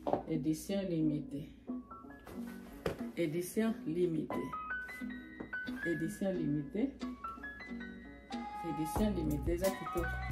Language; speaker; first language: French; non-native, local second language; Swahili